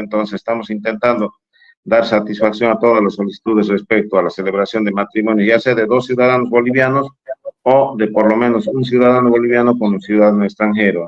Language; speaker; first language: Spanish; native; Spanish